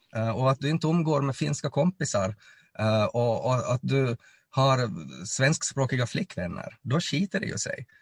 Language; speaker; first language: Swedish; native; Swedish